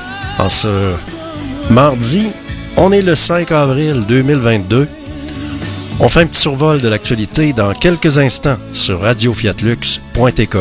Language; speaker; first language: French; native; French